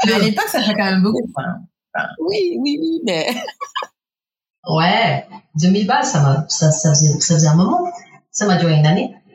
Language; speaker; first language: French; early bilingual, other home language; Spanish